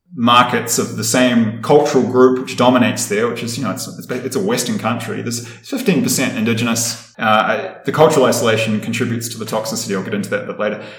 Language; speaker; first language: English; native; English